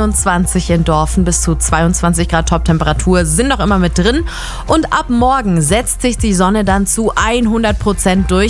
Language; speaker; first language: German; native; German